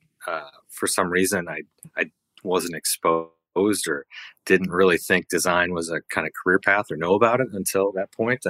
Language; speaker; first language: English; native; English